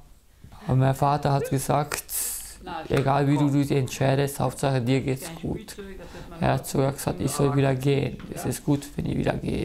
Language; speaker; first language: German; early bilingual, other home language; Kurdish